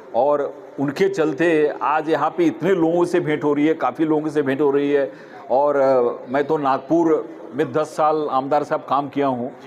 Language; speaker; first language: Hindi; native; Hindi